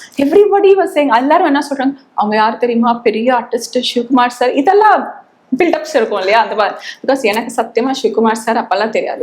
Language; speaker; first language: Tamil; early bilingual, heritage; Tamil